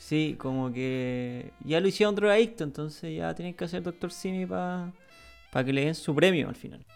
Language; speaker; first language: Spanish; native; Spanish